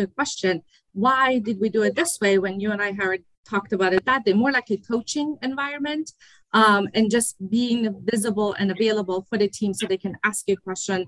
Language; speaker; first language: English; non-native, fluent; German